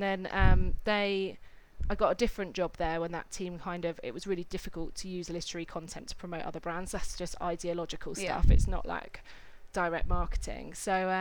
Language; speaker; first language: English; native; English